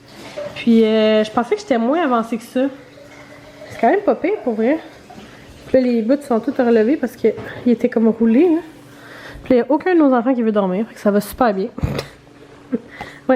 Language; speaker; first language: French; native; French